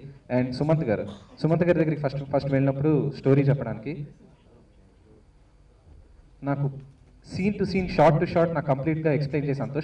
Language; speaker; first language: Telugu; native; Telugu